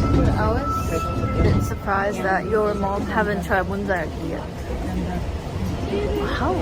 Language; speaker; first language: English; non-native, learner; Korean